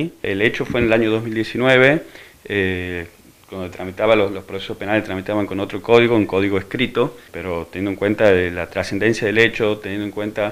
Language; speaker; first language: Spanish; native; Spanish